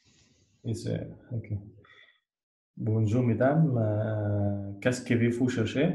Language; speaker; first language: French; non-native, learner; Arabic